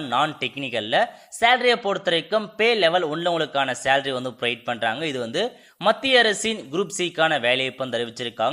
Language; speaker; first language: Tamil; native; Tamil